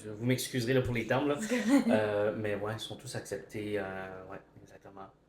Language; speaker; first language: French; native; French